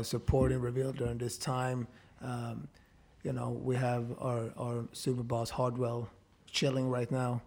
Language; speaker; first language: English; non-native, fluent; Swedish